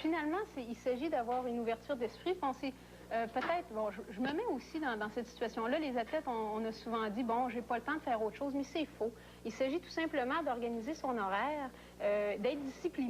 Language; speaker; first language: French; native; French